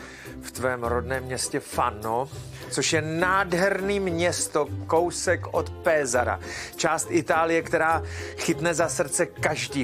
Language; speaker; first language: Czech; native; Czech